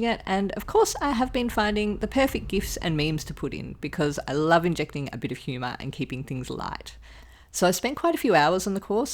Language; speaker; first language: English; native; English